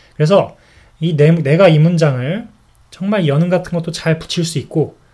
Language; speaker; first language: Korean; native; Korean